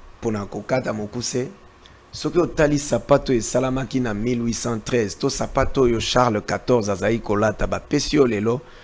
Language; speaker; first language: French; non-native, local second language; Lingala